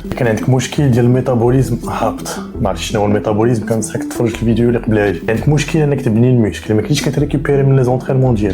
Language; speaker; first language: Arabic; native; Arabic